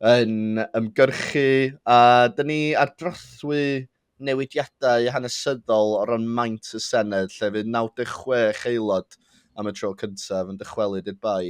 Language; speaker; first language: Welsh; native; Welsh